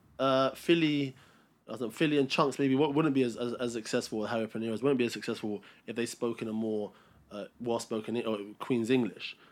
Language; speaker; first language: English; early bilingual, other home language; Albanian